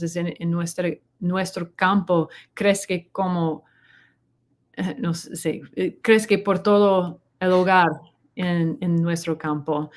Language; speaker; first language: Spanish; non-native, learner; English